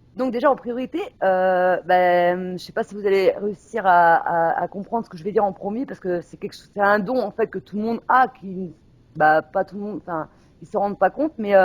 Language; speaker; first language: French; native; French